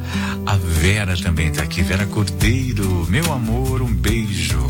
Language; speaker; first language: Portuguese; native; Portuguese